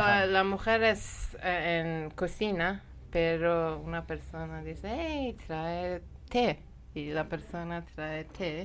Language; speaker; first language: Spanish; non-native, learner; Persian